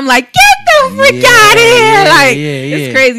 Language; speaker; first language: English; native; English